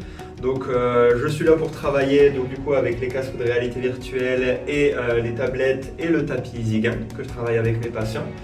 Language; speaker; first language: French; native; French